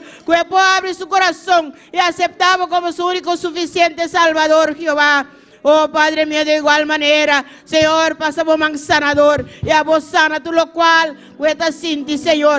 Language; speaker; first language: Spanish; non-native, learner; Papiamento